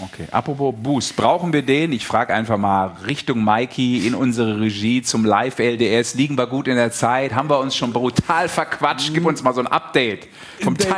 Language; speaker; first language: German; native; German